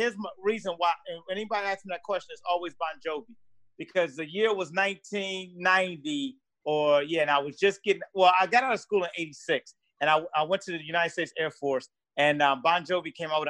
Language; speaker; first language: English; native; English